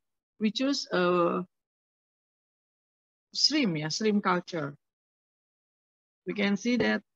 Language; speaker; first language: English; non-native, learner; Indonesian